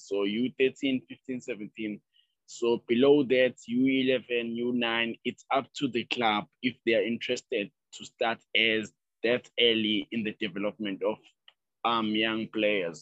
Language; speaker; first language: English; non-native, local second language; Zulu